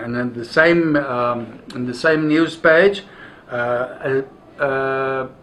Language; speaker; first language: English; non-native, local second language; Afrikaans